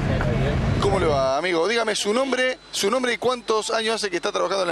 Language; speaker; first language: Spanish; native; Spanish